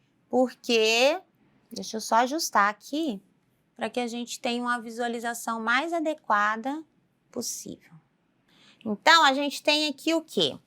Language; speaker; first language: Portuguese; native; Portuguese